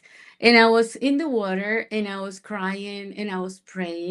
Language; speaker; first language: English; non-native, fluent; Spanish